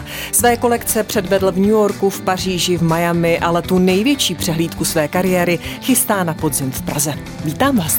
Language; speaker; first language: Czech; native; Czech